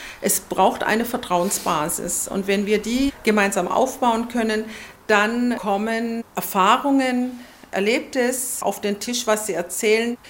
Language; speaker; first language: German; non-native, fluent; Turkish